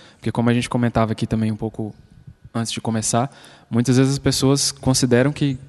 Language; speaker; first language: Portuguese; native; Portuguese